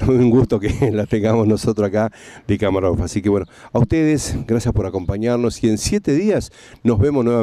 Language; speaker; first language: Spanish; native; Spanish